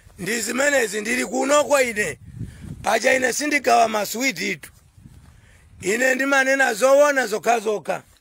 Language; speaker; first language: Nyanja; non-native, local second language; Tumbuka